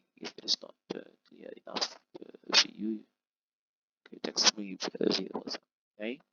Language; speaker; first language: English; non-native, fluent; Indonesian